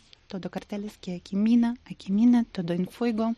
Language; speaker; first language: Spanish; non-native, learner; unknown